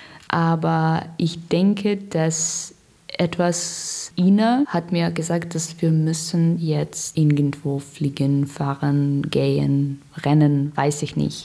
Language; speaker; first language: German; non-native, learner; Russian